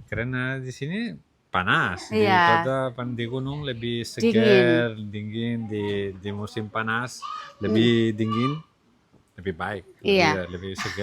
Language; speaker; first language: Indonesian; non-native, learner; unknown